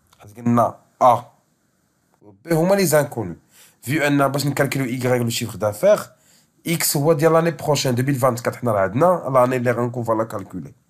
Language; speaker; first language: French; non-native, local second language; Arabic